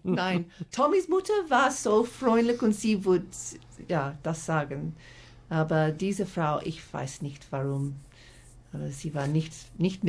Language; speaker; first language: German; non-native, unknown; English